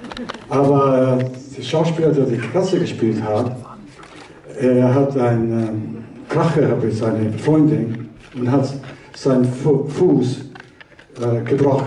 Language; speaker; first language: German; early bilingual, heritage; Italian